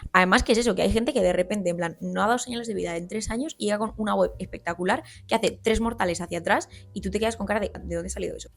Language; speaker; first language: Spanish; native; Spanish